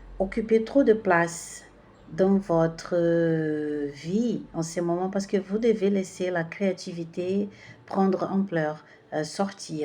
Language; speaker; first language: French; non-native, fluent; Portuguese